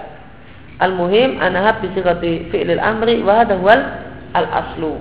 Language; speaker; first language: Arabic; non-native, fluent; Indonesian